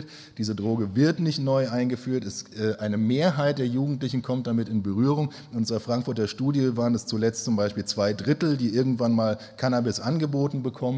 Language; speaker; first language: German; native; German